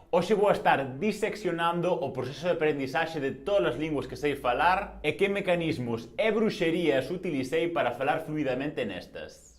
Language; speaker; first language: Galician; native; Galician